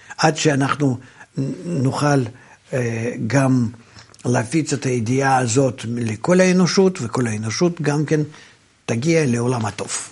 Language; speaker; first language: Hebrew; non-native, fluent; Russian